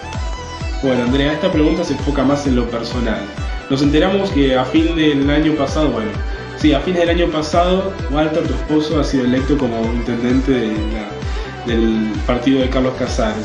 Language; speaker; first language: Spanish; native; Spanish